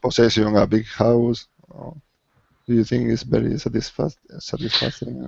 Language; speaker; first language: English; non-native, learner; Spanish